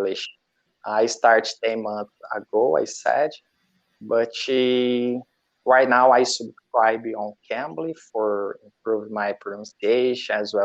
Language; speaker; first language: English; non-native, learner; Portuguese